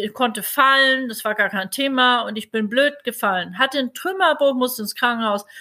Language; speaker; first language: German; native; German